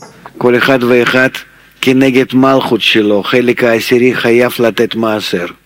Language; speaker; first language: Hebrew; non-native, fluent; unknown